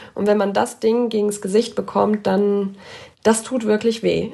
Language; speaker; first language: German; native; German